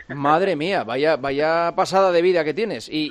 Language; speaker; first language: Spanish; native; Spanish